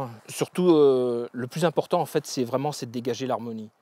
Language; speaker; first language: French; native; French